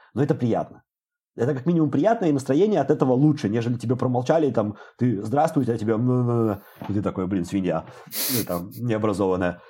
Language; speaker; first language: Russian; native; Russian